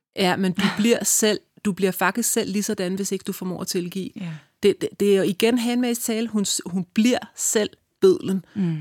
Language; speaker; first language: Danish; native; Danish